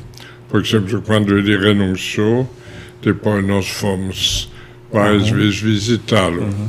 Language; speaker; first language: Portuguese; non-native, fluent; German